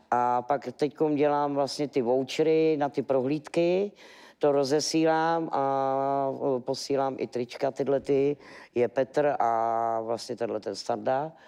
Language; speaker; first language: Czech; native; Czech